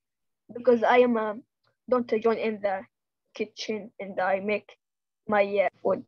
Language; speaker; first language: English; non-native, learner; Arabic